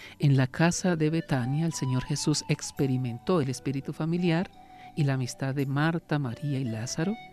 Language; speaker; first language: Spanish; native; Spanish